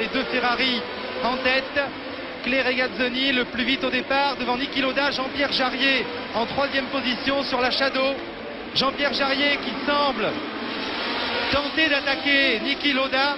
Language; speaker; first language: French; native; French